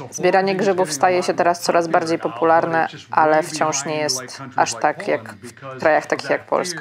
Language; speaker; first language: Polish; native; Polish